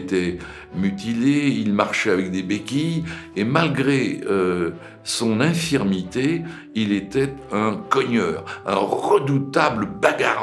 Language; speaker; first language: French; native; French